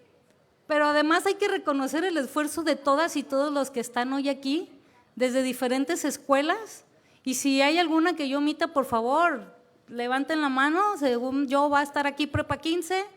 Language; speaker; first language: Spanish; native; Spanish